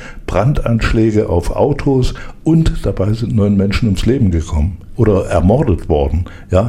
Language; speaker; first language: German; native; German